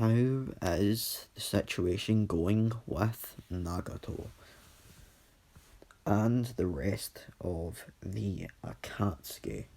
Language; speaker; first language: English; native; English